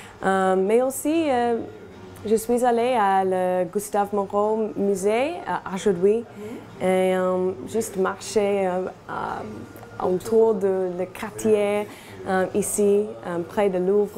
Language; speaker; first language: French; non-native, learner; English